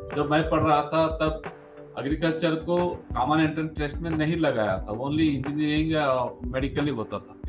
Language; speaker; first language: Hindi; non-native, local second language; Kannada